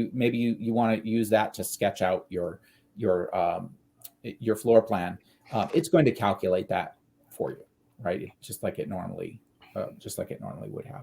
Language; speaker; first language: English; native; English